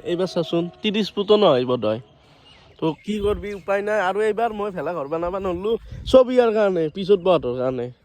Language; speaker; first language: Assamese; native; Assamese